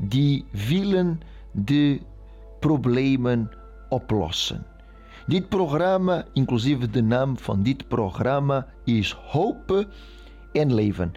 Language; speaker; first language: Dutch; non-native, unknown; Portuguese